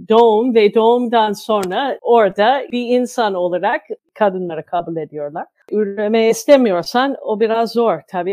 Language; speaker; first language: Turkish; non-native, fluent; English